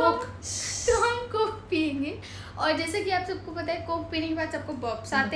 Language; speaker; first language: Hindi; native; Hindi